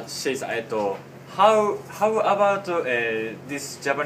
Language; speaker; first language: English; non-native, learner; Japanese